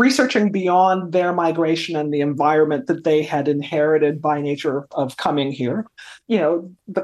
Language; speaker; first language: English; native; English